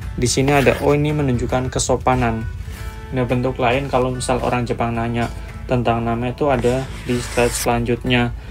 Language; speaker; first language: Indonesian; native; Indonesian